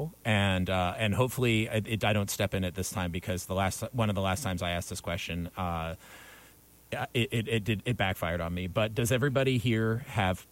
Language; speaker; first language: English; native; English